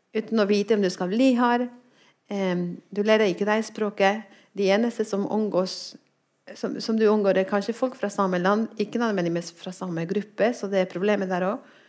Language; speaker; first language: Norwegian; non-native, fluent; Spanish